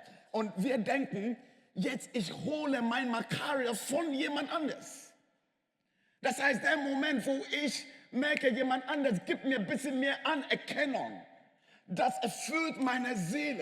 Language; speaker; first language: German; non-native, fluent; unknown